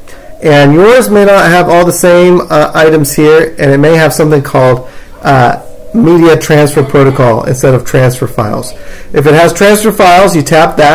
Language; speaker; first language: English; native; English